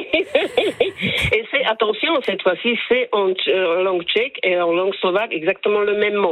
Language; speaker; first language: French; non-native, fluent; Slovak